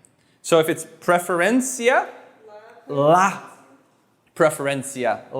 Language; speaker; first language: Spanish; non-native, fluent; English